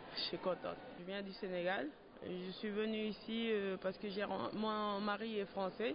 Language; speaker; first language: French; non-native, local second language; Wolof